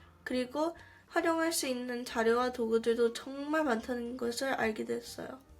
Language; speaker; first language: Korean; early bilingual, heritage; Korean